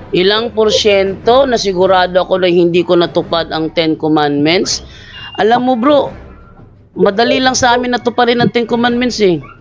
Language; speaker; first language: Filipino; non-native, local second language; Cebuano